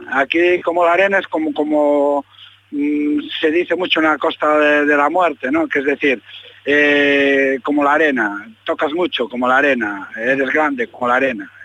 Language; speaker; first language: Spanish; native; Spanish